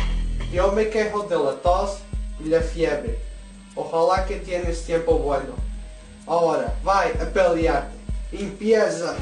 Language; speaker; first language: Spanish; non-native, learner; English